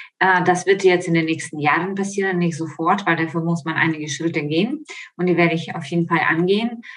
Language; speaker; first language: German; non-native, fluent; Ukrainian